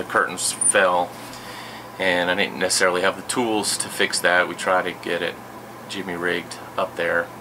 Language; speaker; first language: English; native; English